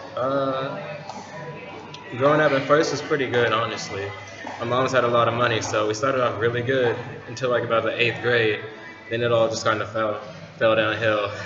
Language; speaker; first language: English; native; English